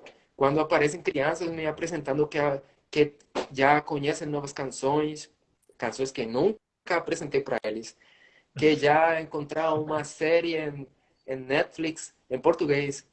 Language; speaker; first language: Portuguese; non-native, fluent; Spanish